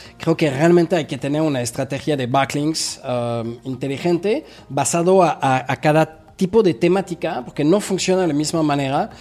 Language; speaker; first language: Spanish; non-native, fluent; French